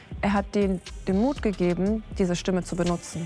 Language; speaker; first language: German; early bilingual, other home language; Kurdish